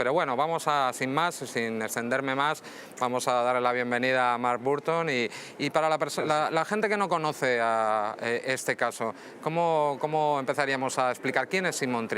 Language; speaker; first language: Spanish; native; Spanish